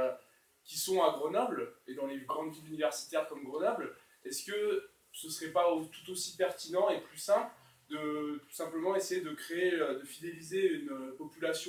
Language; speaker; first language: French; native; French